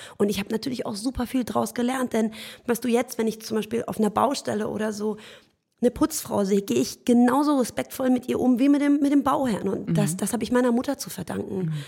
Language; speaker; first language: German; early bilingual, other home language; Persian